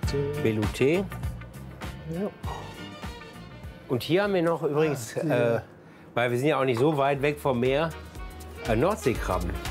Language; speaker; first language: German; native; German